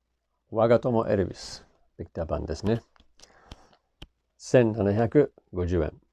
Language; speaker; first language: Japanese; non-native, fluent; English